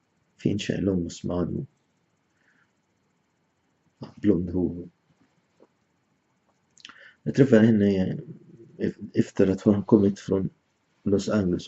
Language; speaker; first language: Swedish; non-native, fluent; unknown